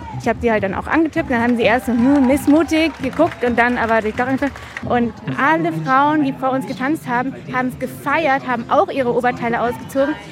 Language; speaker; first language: German; native; German